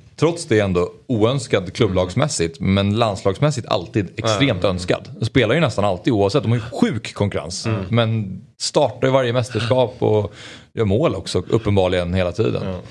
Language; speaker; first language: Swedish; native; Swedish